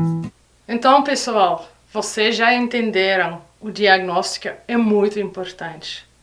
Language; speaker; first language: Portuguese; non-native, fluent; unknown